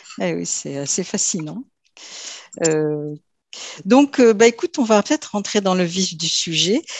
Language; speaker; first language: French; native; French